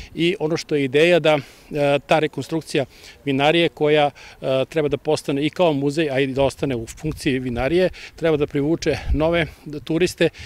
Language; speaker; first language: Serbian; native; Serbian